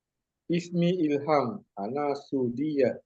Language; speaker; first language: Arabic; non-native, learner; Indonesian